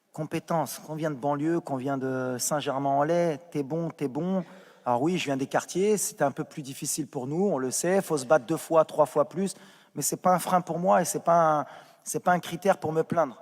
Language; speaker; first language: French; native; French